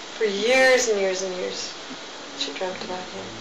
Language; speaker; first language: English; native; English